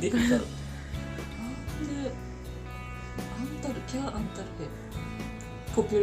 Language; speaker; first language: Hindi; non-native, learner; Japanese